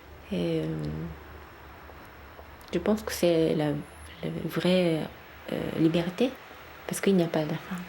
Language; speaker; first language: French; non-native, fluent; Japanese